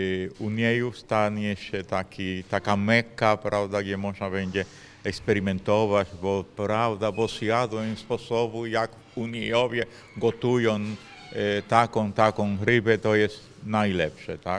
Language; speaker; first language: Polish; non-native, fluent; Spanish